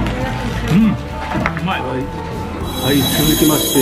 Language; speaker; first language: Japanese; native; Japanese